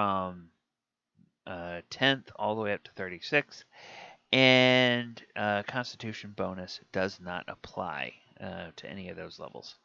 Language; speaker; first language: English; native; English